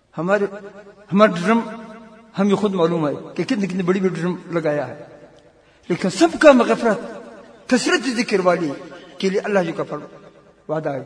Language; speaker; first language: Urdu; non-native, local second language; Pashto